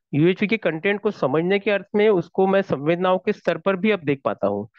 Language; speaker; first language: Hindi; non-native, local second language; Marathi